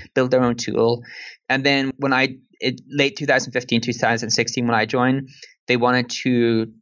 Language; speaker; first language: English; native; English